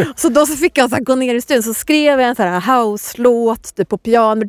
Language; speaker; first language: Swedish; native; Swedish